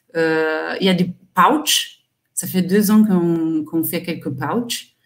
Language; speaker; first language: French; non-native, fluent; Portuguese